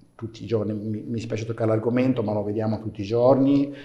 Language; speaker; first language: Italian; native; Italian